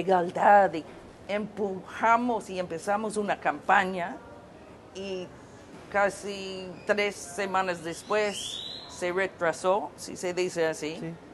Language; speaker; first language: Spanish; non-native, fluent; English